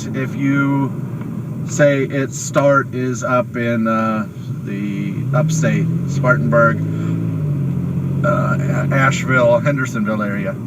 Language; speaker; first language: English; native; English